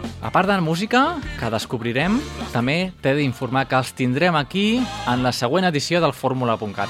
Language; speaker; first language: Catalan; native; Catalan